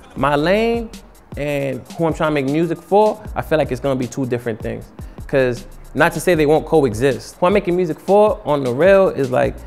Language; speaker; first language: English; native; English